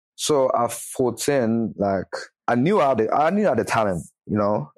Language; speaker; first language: English; non-native, local second language; Yoruba